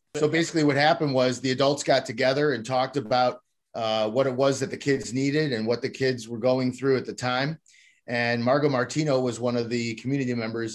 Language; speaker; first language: English; native; English